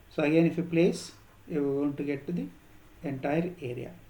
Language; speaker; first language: English; non-native, local second language; Kannada